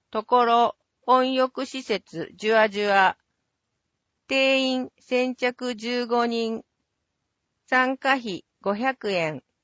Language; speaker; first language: Japanese; native; Japanese